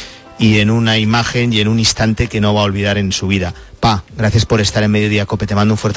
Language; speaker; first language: Spanish; native; Spanish